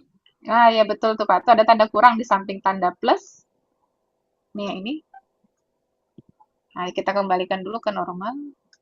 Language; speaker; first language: Indonesian; native; Indonesian